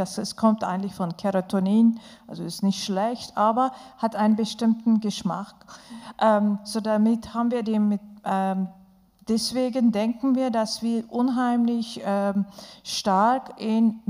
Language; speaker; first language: German; non-native, fluent; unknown